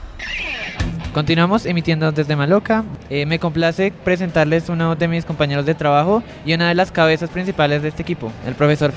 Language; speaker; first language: Spanish; native; Spanish